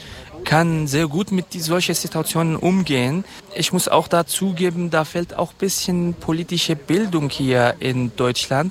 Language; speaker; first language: German; non-native, fluent; Kurdish